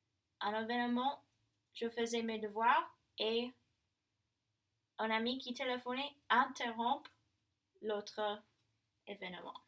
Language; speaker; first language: French; non-native, fluent; English